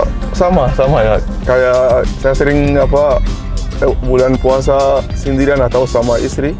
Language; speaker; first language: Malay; non-native, fluent; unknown